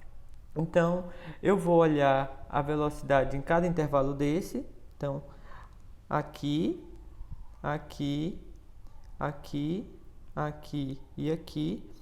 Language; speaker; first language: Portuguese; native; Portuguese